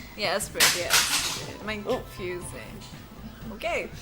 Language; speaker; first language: Welsh; non-native, local second language; English